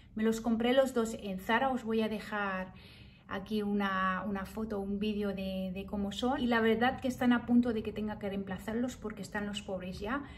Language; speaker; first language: Spanish; early bilingual, heritage; Spanish